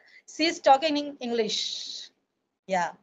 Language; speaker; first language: English; non-native, learner; Hindi